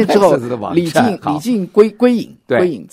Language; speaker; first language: Chinese; native; Chinese